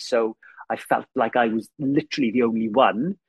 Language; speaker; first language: English; native; English